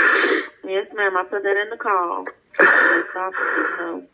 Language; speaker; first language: English; native; English